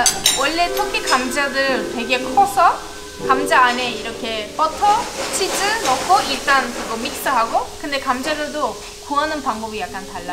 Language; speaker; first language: Korean; non-native, fluent; Turkish